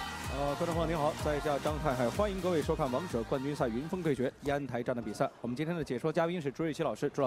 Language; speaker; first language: Chinese; native; Chinese